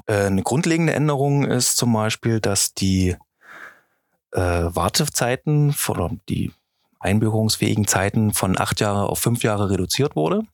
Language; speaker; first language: German; native; German